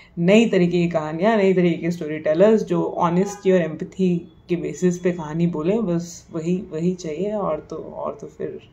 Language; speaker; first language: Hindi; native; Hindi